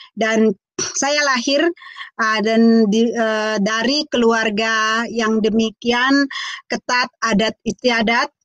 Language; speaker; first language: Indonesian; non-native, local second language; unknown